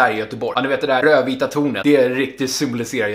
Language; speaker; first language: Swedish; native; Swedish